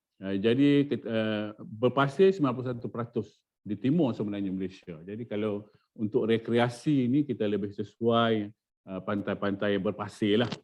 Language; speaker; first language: Malay; native; Malay